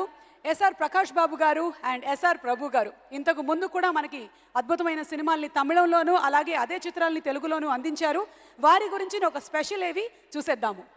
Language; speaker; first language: Telugu; native; Telugu